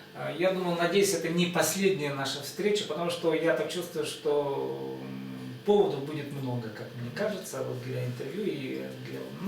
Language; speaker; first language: Russian; native; Russian